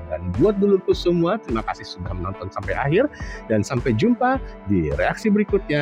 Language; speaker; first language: Indonesian; native; Indonesian